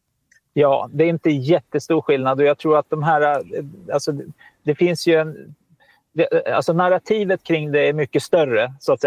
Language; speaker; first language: Swedish; native; Swedish